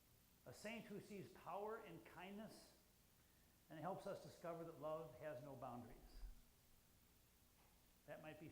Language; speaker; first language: English; native; English